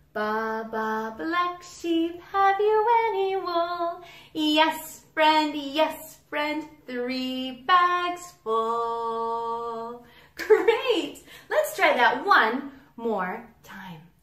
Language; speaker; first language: English; native; English